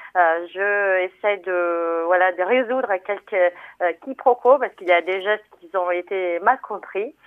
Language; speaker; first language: French; non-native, fluent; Italian